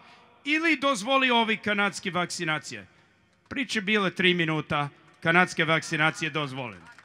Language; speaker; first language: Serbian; early bilingual, heritage; Serbian